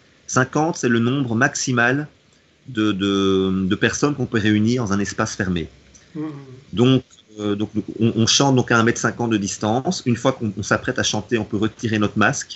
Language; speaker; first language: French; native; French